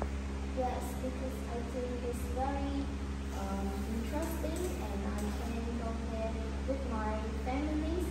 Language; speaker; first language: English; non-native, learner; Vietnamese